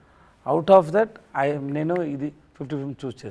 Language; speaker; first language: Telugu; non-native, learner; Tamil